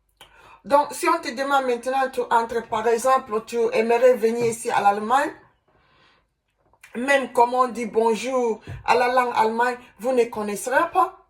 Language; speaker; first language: French; non-native, learner; Igbo